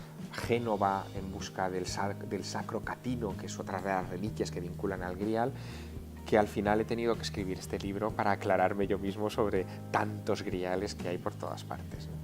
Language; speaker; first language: Spanish; native; Spanish